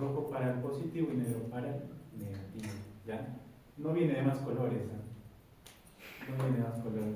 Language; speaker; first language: Spanish; native; Spanish